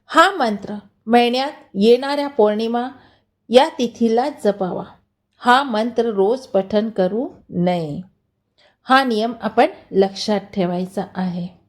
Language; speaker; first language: Marathi; non-native, local second language; Hindi